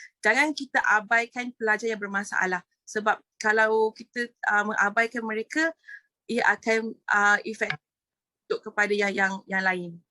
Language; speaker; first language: Malay; native; Malay